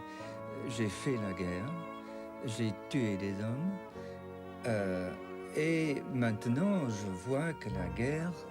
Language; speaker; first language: French; non-native, fluent; English